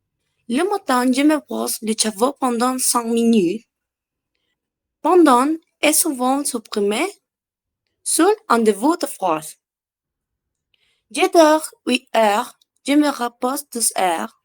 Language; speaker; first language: French; non-native, learner; Spanish